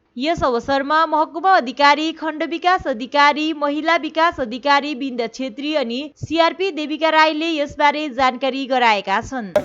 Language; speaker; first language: Nepali; native; Nepali